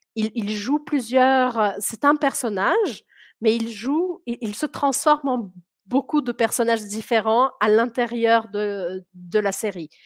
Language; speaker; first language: French; early bilingual, heritage; French